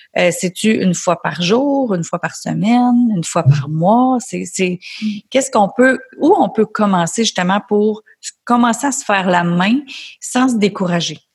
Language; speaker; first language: French; native; French